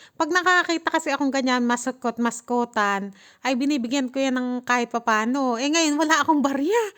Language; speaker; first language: Filipino; native; Filipino